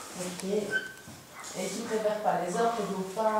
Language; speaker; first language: French; native; French